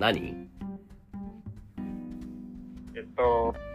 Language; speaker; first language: Japanese; non-native, learner; English